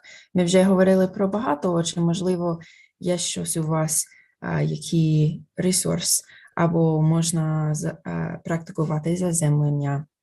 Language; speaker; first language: Ukrainian; non-native, fluent; English